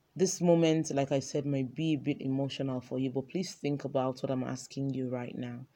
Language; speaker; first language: English; non-native, local second language; Yoruba